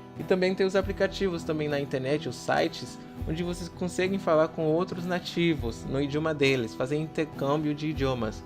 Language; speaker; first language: Portuguese; non-native, fluent; English